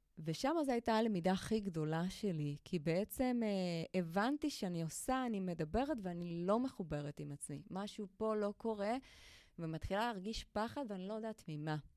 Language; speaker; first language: Hebrew; non-native, fluent; Spanish